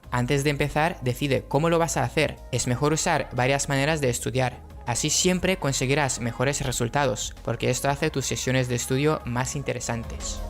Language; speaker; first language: Spanish; non-native, fluent; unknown